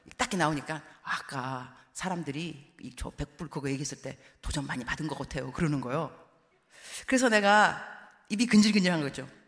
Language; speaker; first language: Korean; early bilingual, heritage; Korean